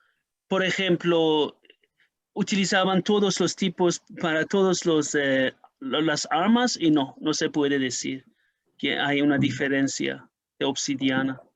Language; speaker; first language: Spanish; non-native, learner; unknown